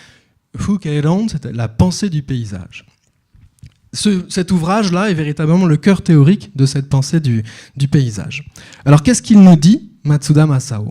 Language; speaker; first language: French; native; French